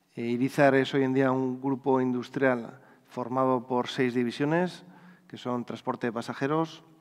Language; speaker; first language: Spanish; native; Spanish